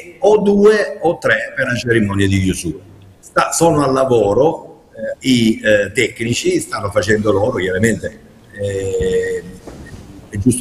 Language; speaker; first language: Italian; native; Italian